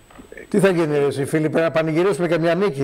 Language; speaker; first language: Greek; native; Greek